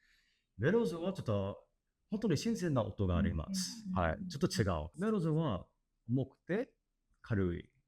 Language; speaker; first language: Japanese; non-native, learner; English